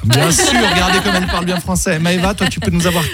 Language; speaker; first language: French; native; French